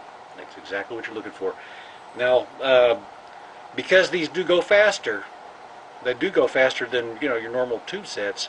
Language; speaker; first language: English; native; English